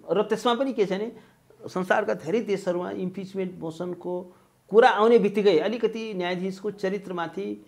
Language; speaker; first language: Nepali; native; Nepali